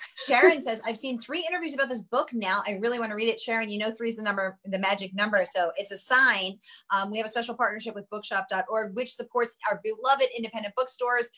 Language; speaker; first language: English; native; English